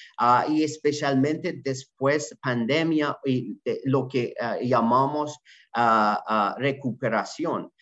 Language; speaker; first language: Spanish; non-native, learner; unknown